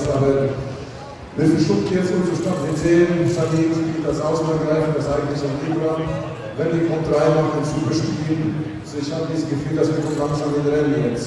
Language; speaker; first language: German; non-native, fluent; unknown